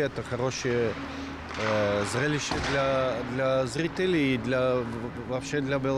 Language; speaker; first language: Russian; non-native, learner; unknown